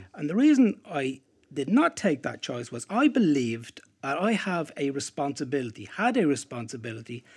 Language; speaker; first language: English; native; English